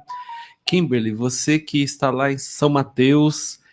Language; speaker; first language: Portuguese; native; Portuguese